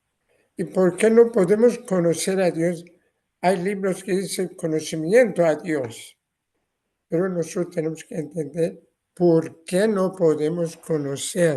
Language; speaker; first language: Spanish; non-native, learner; Persian